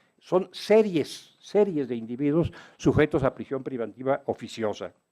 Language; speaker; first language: Spanish; native; Spanish